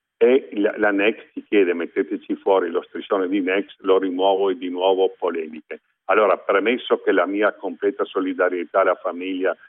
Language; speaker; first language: Italian; native; Italian